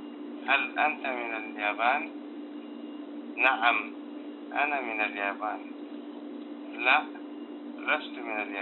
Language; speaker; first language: Arabic; non-native, learner; Tigrinya